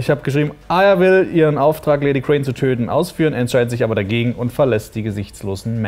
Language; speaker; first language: German; native; German